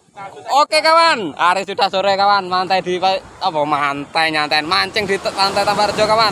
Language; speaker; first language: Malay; non-native, local second language; Javanese